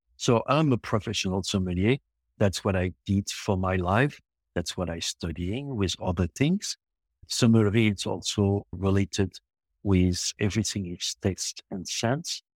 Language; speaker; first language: English; non-native, local second language; French